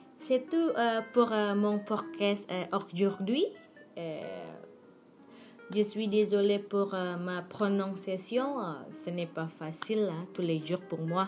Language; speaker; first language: French; non-native, learner; Indonesian